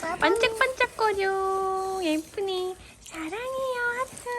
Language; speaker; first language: Korean; non-native, fluent; Russian